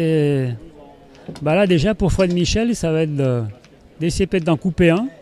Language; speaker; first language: French; native; French